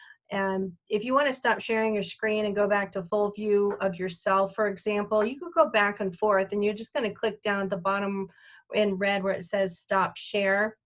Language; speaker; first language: English; native; English